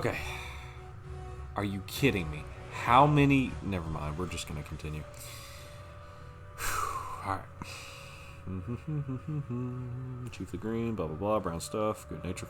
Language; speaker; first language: English; native; English